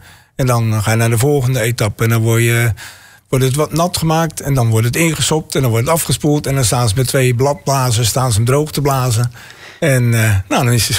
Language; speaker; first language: Dutch; native; Dutch